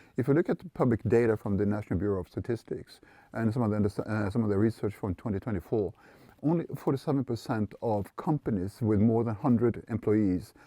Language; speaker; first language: English; non-native, fluent; Norwegian